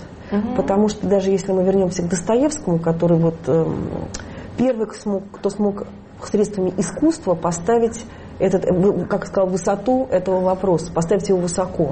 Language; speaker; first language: Russian; native; Russian